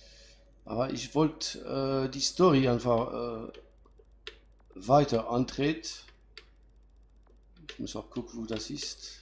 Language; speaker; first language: German; non-native, fluent; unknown